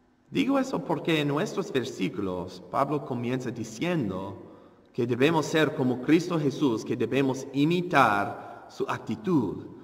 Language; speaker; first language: Spanish; non-native, fluent; English